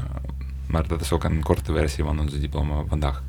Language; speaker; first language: Dutch; non-native, learner; Ukrainian